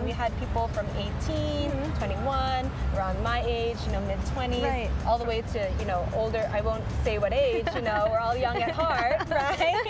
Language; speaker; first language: English; early bilingual, other home language; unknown